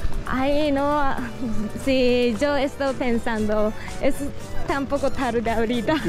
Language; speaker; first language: Spanish; non-native, learner; Japanese